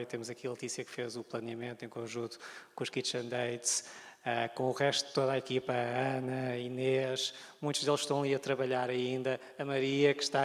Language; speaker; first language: Portuguese; native; Portuguese